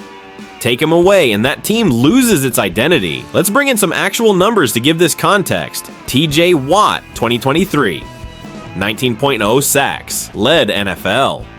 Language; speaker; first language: English; native; English